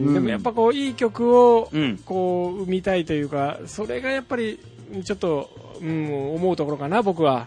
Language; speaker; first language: Japanese; native; Japanese